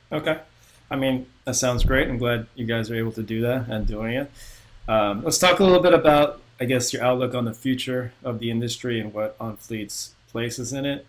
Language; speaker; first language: English; native; English